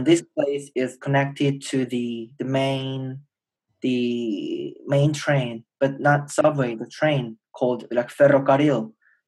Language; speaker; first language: English; non-native, fluent; Korean